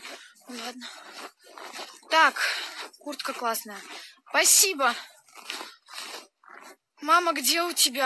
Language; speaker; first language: Russian; native; Russian